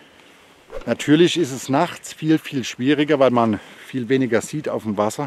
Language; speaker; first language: German; native; German